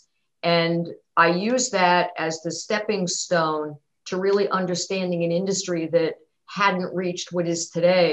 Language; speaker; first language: English; native; English